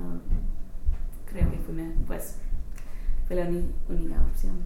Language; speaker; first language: Spanish; non-native, learner; English